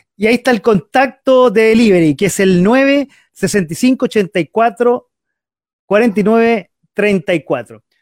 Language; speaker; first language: Spanish; native; Spanish